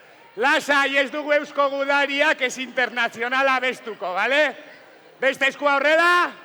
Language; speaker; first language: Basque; non-native, local second language; Spanish